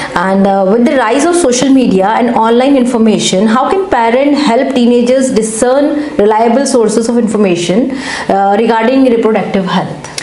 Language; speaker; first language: English; non-native, local second language; Hindi